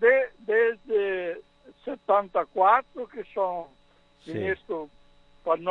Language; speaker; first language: Italian; early bilingual, heritage; Italian